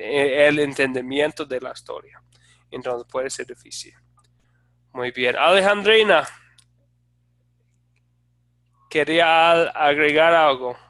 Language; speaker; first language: Spanish; non-native, fluent; English